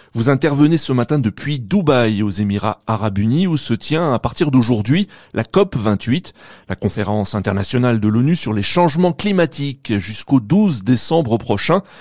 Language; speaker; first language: French; native; French